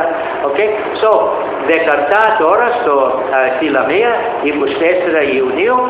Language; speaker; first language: Greek; early bilingual, heritage; Greek